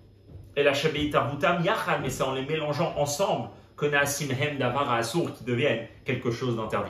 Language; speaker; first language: French; native; French